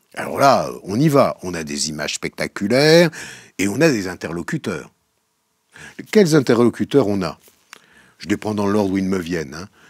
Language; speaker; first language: French; native; French